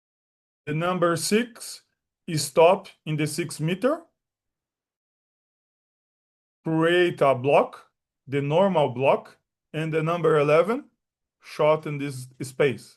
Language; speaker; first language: English; non-native, learner; Portuguese